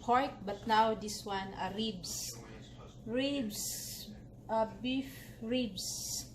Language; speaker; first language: English; non-native, local second language; Filipino